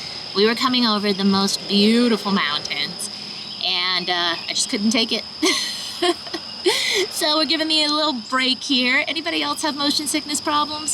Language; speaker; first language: English; native; English